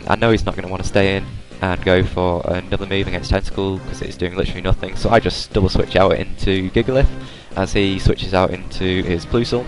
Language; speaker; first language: English; native; English